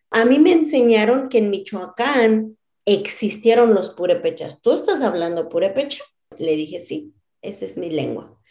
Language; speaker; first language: Spanish; non-native, local second language; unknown